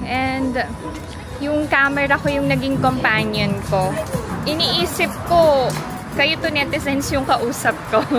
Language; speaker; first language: Filipino; native; Filipino